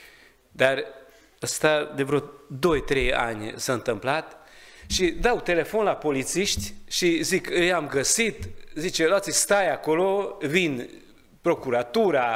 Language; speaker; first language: Romanian; non-native, learner; Hungarian